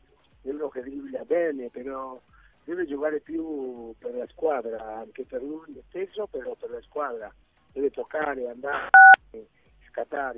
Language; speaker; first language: Italian; non-native, fluent; Spanish